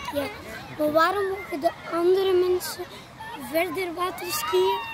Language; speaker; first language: Dutch; early bilingual, other home language; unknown